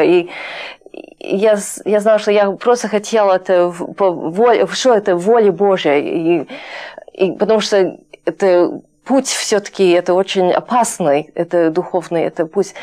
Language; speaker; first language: Russian; non-native, fluent; English